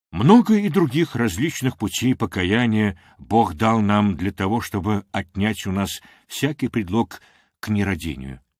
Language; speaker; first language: Russian; non-native, local second language; Armenian